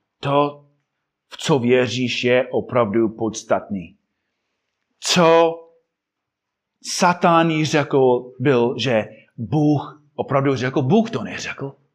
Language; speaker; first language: Czech; non-native, fluent; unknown